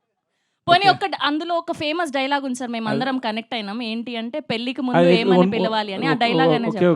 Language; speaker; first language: Telugu; native; Telugu